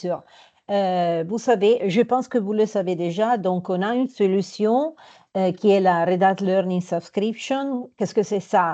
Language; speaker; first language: French; non-native, fluent; Italian